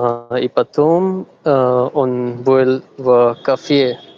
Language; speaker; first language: Russian; non-native, learner; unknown